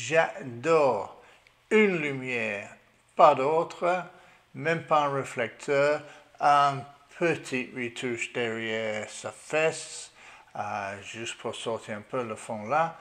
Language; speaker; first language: French; non-native, learner; English